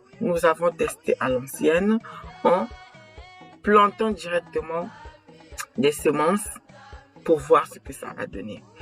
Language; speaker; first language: French; non-native, local second language; Kongo